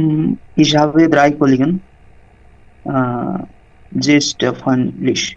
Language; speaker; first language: German; non-native, learner; Bangla